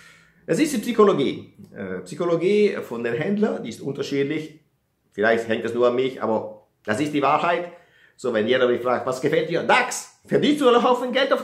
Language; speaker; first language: German; non-native, fluent; Italian